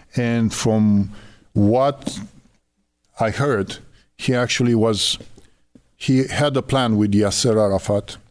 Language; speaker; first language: English; non-native, fluent; Romanian